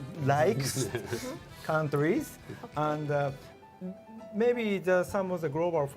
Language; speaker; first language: English; non-native, learner; Japanese